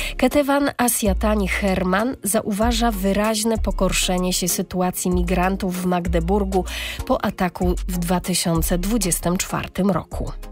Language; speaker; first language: Polish; non-native, fluent; Georgian